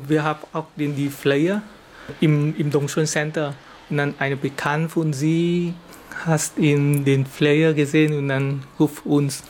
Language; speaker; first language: German; non-native, fluent; Vietnamese